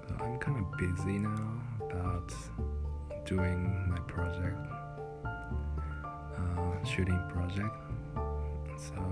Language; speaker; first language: English; non-native, fluent; Japanese